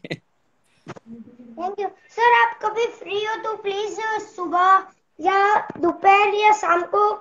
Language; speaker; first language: Hindi; non-native, local second language; Gujarati